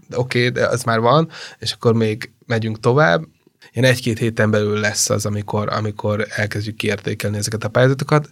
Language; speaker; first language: Hungarian; native; Hungarian